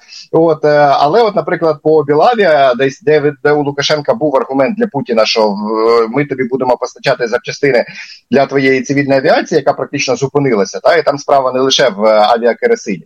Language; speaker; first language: Ukrainian; native; Ukrainian